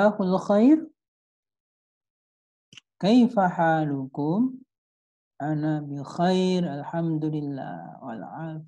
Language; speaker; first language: Arabic; non-native, fluent; Indonesian